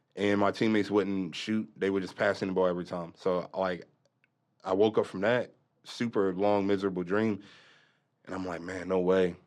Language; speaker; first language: English; native; English